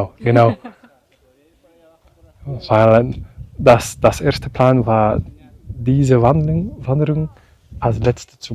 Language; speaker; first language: German; non-native, learner; Dutch